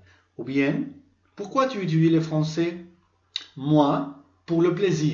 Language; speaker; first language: French; non-native, fluent; Spanish